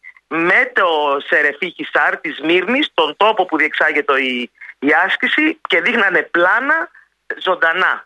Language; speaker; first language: Greek; native; Greek